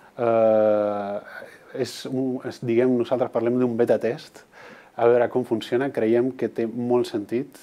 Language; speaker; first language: Catalan; non-native, local second language; Spanish